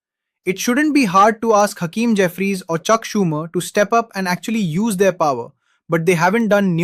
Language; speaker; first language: English; native; English